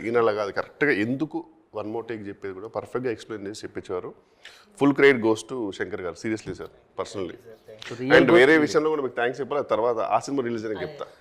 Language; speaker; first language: Telugu; native; Telugu